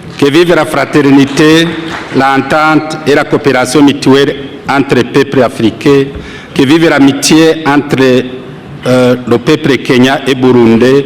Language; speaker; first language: French; non-native, local second language; Rundi